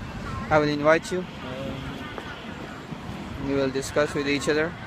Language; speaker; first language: English; non-native, fluent; Urdu